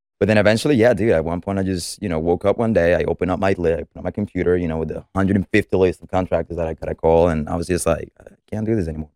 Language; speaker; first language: English; non-native, fluent; Spanish